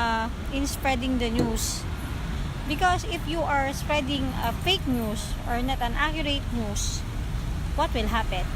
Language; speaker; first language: English; non-native, learner; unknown